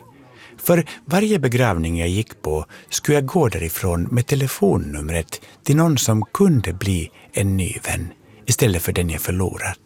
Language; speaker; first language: Swedish; native; Swedish